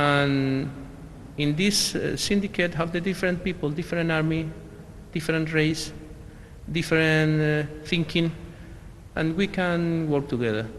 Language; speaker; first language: English; non-native, learner; Spanish